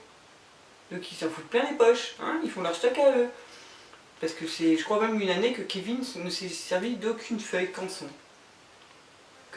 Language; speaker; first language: French; native; French